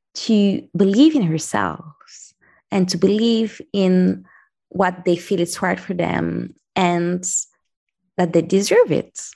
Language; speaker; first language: English; non-native, fluent; Arabic